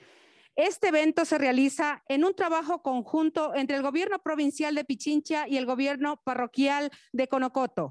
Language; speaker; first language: Spanish; native; Spanish